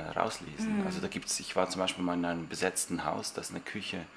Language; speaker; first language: German; native; German